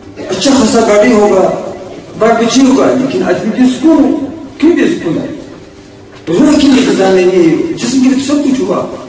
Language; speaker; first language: Urdu; non-native, local second language; Pashto